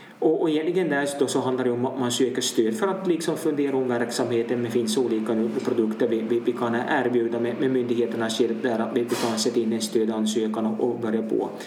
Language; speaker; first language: Swedish; native; Swedish